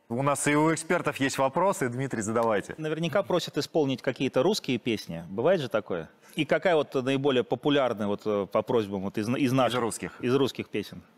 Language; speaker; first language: Russian; native; Russian